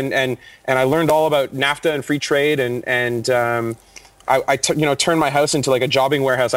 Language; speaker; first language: English; native; English